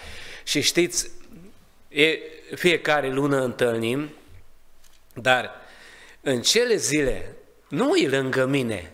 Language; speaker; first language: Romanian; non-native, learner; Hungarian